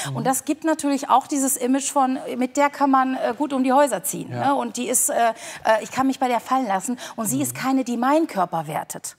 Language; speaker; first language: German; early bilingual, other home language; Turkish